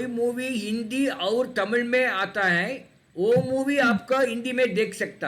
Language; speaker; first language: Hindi; non-native, local second language; Tamil